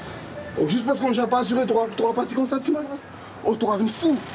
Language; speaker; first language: French; native; French